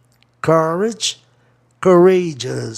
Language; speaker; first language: English; non-native, fluent; Portuguese